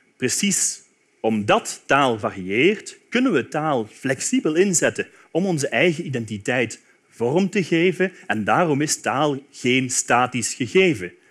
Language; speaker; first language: Dutch; native; Dutch